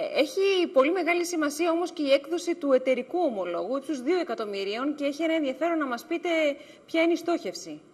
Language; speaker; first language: Greek; native; Greek